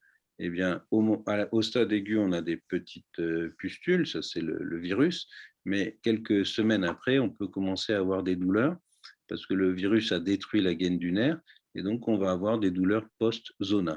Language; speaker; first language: French; native; French